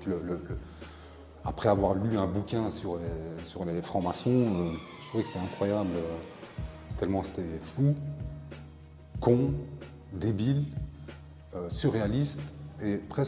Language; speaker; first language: French; native; French